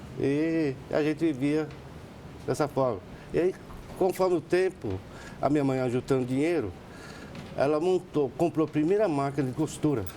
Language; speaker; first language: Portuguese; early bilingual, other home language; Japanese